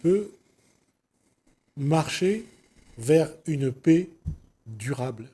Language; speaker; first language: French; native; French